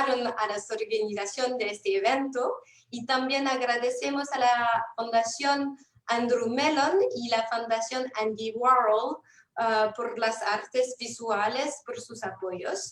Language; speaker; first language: Spanish; non-native, fluent; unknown